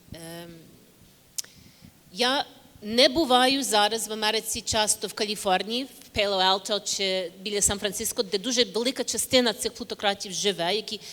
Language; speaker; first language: Ukrainian; early bilingual, heritage; English